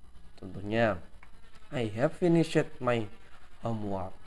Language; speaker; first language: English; non-native, learner; Indonesian